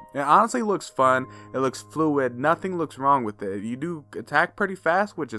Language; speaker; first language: English; native; English